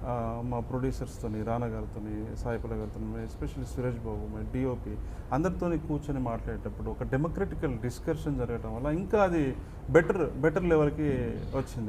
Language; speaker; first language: Telugu; native; Telugu